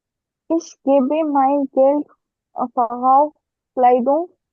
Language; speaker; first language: German; non-native, learner; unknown